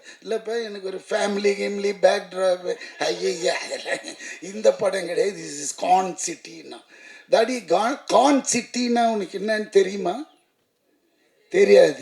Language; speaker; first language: Tamil; native; Tamil